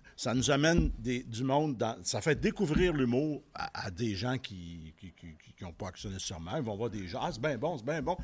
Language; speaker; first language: French; native; French